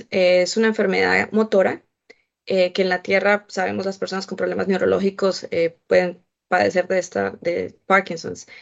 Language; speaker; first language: Spanish; native; Spanish